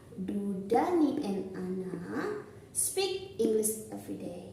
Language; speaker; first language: English; non-native, learner; Indonesian